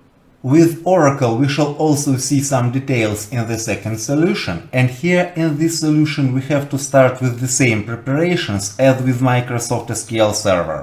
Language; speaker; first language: English; non-native, fluent; Russian